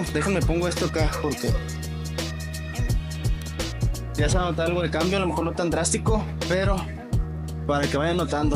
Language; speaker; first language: Spanish; native; Spanish